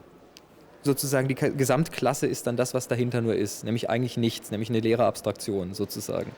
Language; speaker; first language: German; native; German